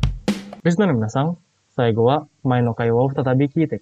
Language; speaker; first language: Japanese; non-native, fluent; Indonesian